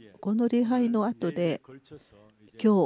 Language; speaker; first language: Japanese; non-native, fluent; Korean